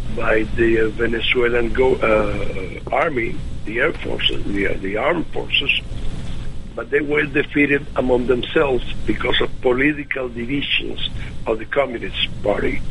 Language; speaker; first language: English; non-native, fluent; Spanish